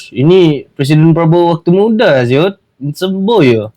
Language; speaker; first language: Malay; native; Malay